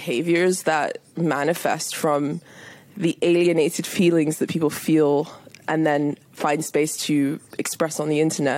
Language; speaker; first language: English; native; English